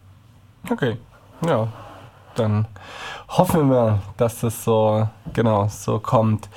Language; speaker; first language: German; native; German